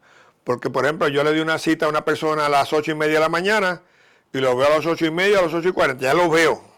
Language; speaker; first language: Spanish; native; Spanish